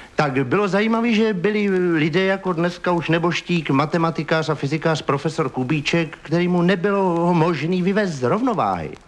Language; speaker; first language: Czech; native; Czech